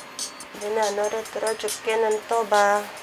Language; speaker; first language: Korean; non-native, learner; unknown